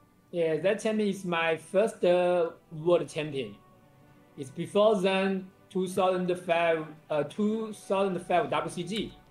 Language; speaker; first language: English; non-native, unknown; Chinese